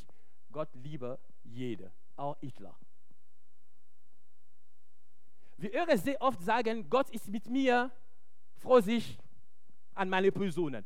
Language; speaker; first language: German; non-native, fluent; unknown